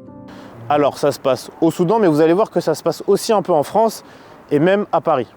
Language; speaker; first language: French; native; French